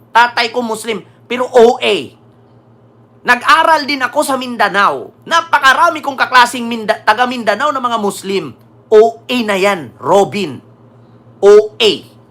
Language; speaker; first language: Filipino; native; Filipino